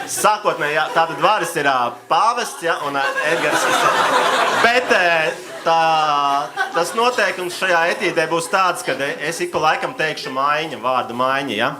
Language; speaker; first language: Latvian; native; Latvian